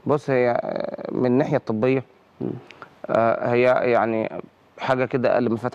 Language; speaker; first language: Arabic; native; Arabic